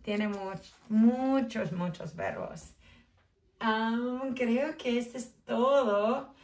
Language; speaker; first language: Spanish; non-native, learner; English